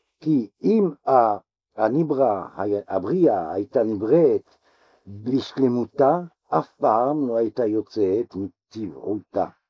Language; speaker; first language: Hebrew; non-native, fluent; French